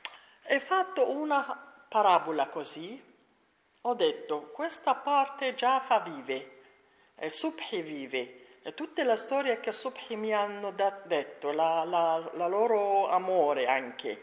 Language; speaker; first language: Italian; non-native, learner; Arabic